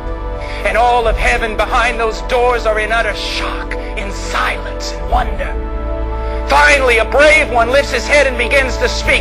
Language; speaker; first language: English; native; English